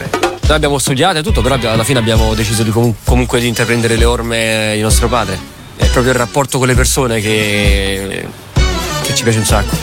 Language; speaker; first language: Italian; early bilingual, other home language; Arabic